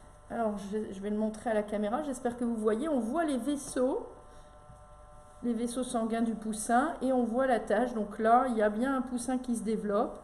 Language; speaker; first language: French; native; French